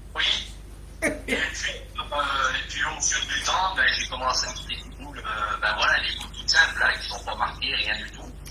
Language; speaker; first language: French; early bilingual, other home language; Portuguese